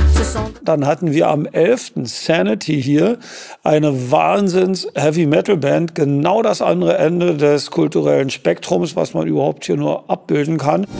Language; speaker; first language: German; native; German